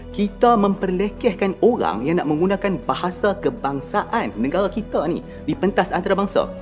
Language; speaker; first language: Malay; native; Malay